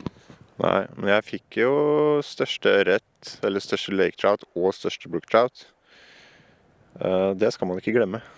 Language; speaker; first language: Norwegian; native; Norwegian